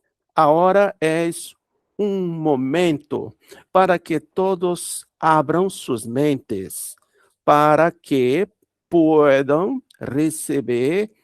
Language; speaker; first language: Spanish; non-native, learner; Portuguese